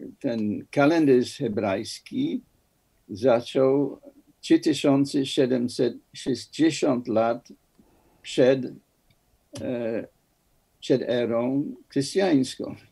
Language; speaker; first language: Polish; non-native, fluent; English